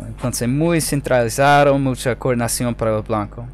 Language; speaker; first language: Spanish; non-native, fluent; English